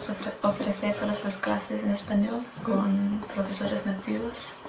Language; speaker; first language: Spanish; non-native, learner; English